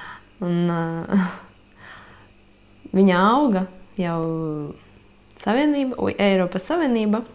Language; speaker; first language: Latvian; non-native, local second language; Russian